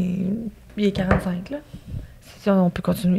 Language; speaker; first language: French; native; French